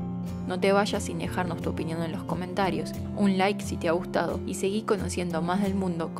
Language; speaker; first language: Spanish; native; Spanish